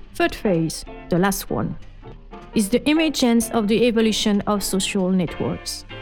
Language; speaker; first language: English; non-native, fluent; French